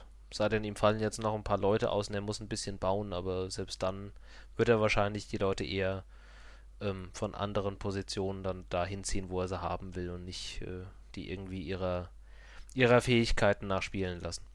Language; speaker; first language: German; native; German